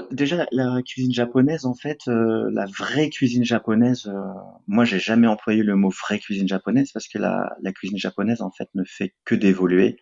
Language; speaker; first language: French; native; French